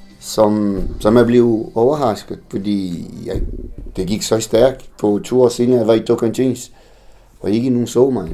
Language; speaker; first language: Danish; non-native, fluent; Portuguese